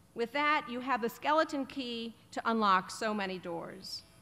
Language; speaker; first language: English; native; English